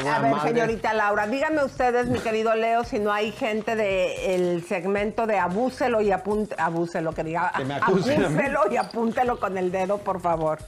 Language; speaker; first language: Spanish; native; Spanish